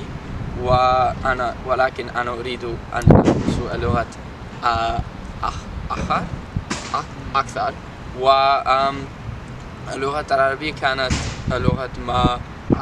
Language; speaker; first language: Arabic; non-native, learner; French